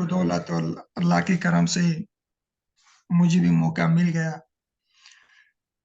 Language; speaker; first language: Hindi; non-native, learner; Pashto